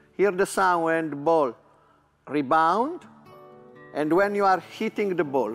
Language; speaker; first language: English; non-native, fluent; Italian